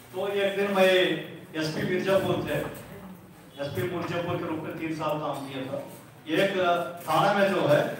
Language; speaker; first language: Hindi; non-native, local second language; Telugu